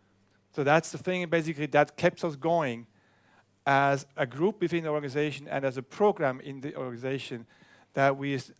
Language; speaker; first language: English; non-native, fluent; German